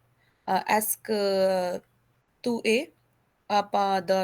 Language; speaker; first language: French; non-native, learner; Hindi